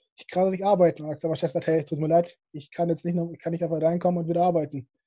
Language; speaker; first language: German; early bilingual, other home language; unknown